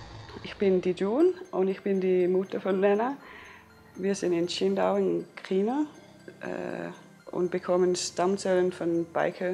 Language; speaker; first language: German; non-native, fluent; Danish